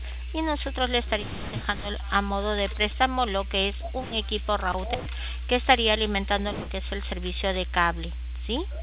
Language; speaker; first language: Spanish; native; Spanish